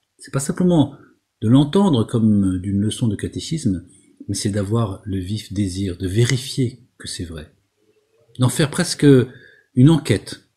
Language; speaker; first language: French; native; French